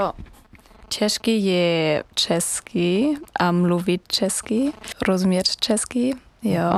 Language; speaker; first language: Czech; non-native, learner; German